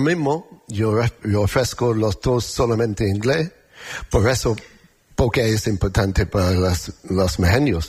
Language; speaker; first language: Spanish; non-native, learner; English